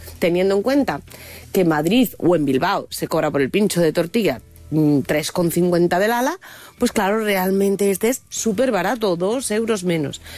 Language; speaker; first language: Spanish; native; Spanish